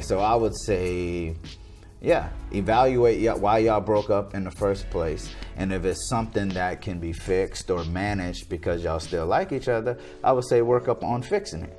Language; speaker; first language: English; native; English